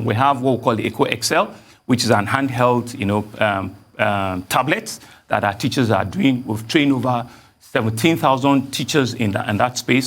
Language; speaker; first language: English; non-native, local second language; Yoruba